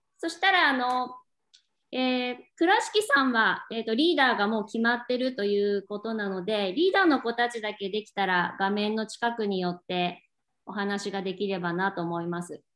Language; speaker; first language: Japanese; native; Japanese